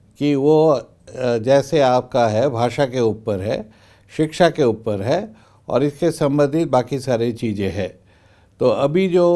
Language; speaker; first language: Hindi; non-native, local second language; Bangla